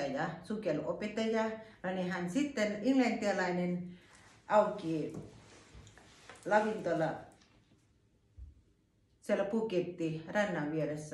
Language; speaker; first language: Finnish; non-native, learner; Thai